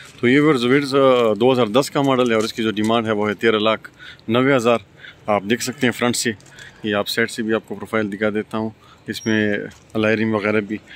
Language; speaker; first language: Urdu; non-native, local second language; Pashto